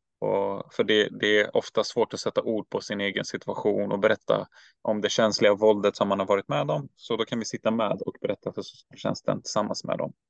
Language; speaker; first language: Swedish; early bilingual, other home language; Turkish